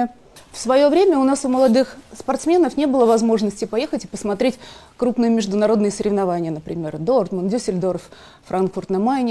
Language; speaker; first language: Russian; native; Russian